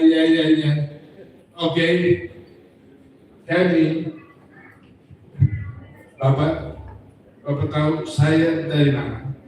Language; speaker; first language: Indonesian; non-native, fluent; German